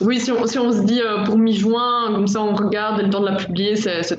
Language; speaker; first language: French; native; French